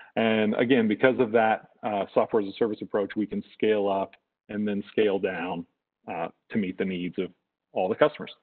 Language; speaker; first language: English; native; English